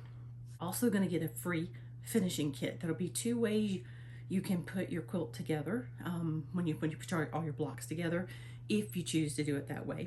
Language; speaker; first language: English; native; English